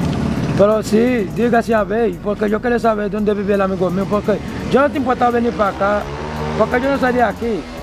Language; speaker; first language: Spanish; non-native, learner; Haitian Creole